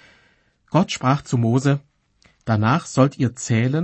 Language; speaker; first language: German; native; German